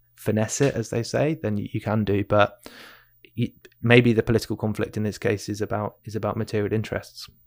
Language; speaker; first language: English; native; English